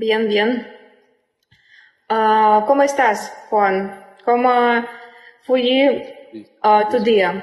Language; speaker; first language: Spanish; non-native, learner; Russian